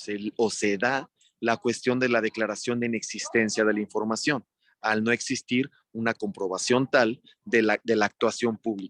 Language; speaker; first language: Spanish; native; Spanish